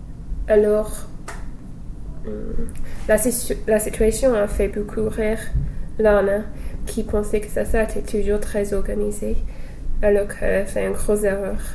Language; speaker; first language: French; non-native, learner; English